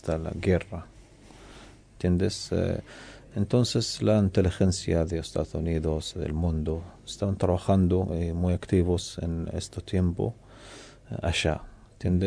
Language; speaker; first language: Spanish; non-native, learner; Arabic